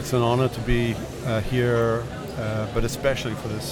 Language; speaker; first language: English; native; English